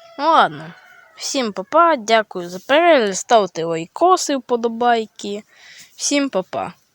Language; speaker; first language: Ukrainian; non-native, local second language; Russian